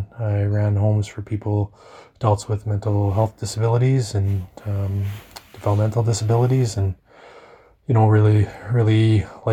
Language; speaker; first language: English; native; English